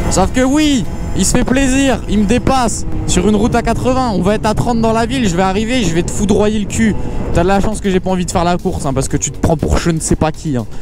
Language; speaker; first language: French; native; French